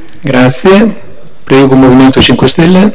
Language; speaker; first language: Italian; native; Italian